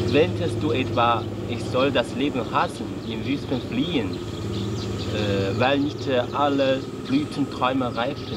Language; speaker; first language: German; non-native, learner; Chinese